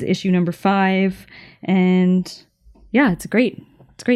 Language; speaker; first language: English; native; English